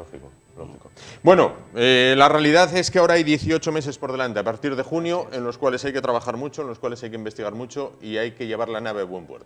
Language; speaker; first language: Spanish; native; Spanish